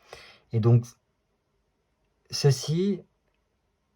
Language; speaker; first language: French; native; French